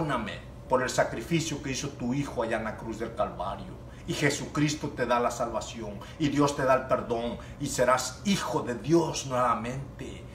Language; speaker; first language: Spanish; native; Spanish